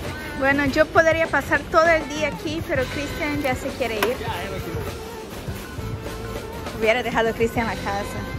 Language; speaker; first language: Spanish; non-native, fluent; Portuguese